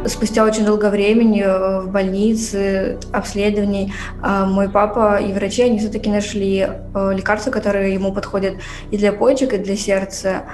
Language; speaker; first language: Russian; native; Russian